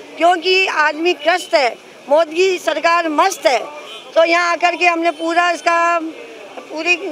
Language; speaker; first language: Hindi; native; Hindi